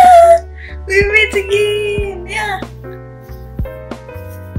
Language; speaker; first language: English; non-native, learner; Indonesian